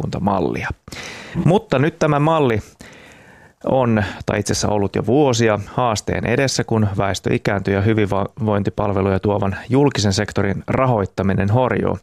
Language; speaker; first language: Finnish; native; Finnish